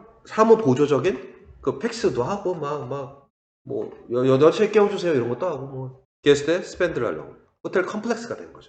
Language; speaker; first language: Korean; native; Korean